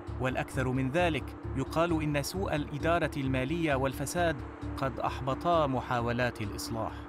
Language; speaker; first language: Arabic; native; Arabic